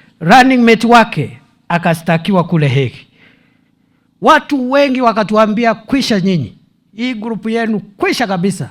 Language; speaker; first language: Swahili; non-native, local second language; Kikuyu